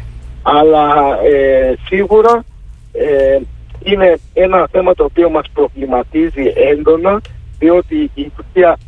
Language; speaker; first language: Greek; native; Greek